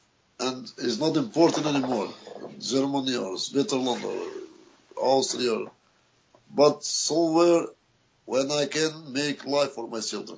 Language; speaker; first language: English; non-native, learner; Albanian